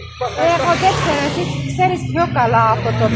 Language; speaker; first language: Greek; non-native, learner; Armenian